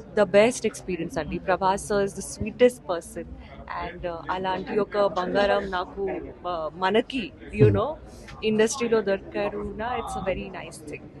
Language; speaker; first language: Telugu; non-native, learner; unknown